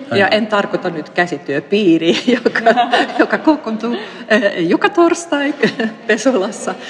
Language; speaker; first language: Finnish; non-native, fluent; Swedish